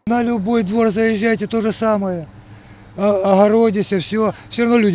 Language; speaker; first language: Russian; native; Russian